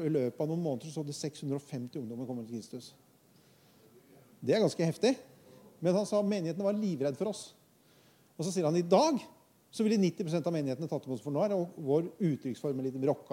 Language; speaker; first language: Norwegian; native; Norwegian